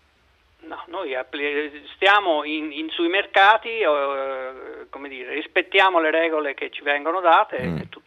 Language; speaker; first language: Italian; native; Italian